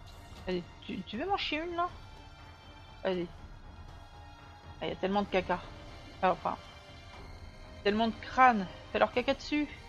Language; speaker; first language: French; native; French